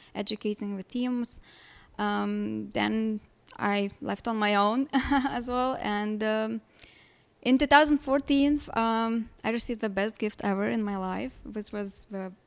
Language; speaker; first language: English; non-native, fluent; Lithuanian